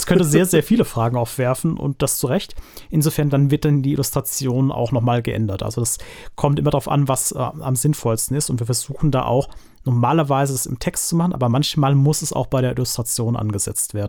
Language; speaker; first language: German; native; German